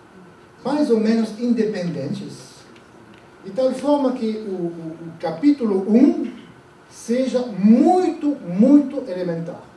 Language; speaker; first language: Portuguese; non-native, fluent; French